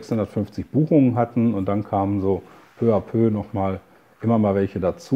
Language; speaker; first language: German; native; German